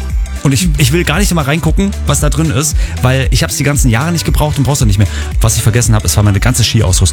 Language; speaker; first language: German; native; German